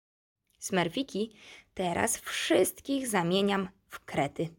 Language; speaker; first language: Polish; native; Polish